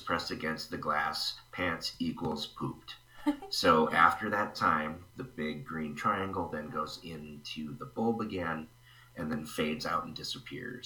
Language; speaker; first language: English; native; English